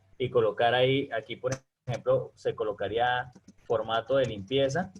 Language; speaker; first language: Spanish; native; Spanish